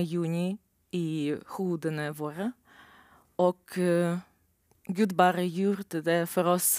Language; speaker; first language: Norwegian; non-native, learner; Romanian